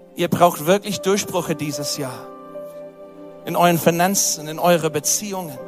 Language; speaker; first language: German; non-native, fluent; English